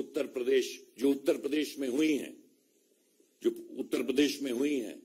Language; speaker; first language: Hindi; native; Hindi